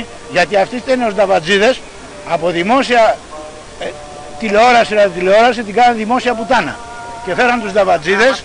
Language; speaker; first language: Greek; native; Greek